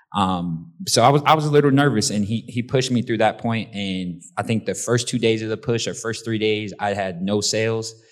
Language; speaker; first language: English; native; English